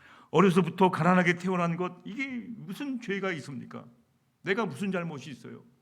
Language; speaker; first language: Korean; native; Korean